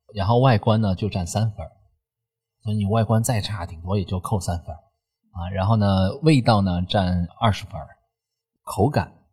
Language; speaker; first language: Chinese; native; Chinese